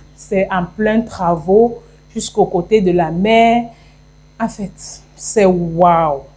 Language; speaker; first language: French; non-native, local second language; English